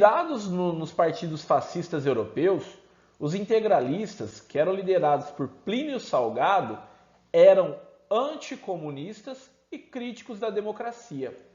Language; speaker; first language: Portuguese; native; Portuguese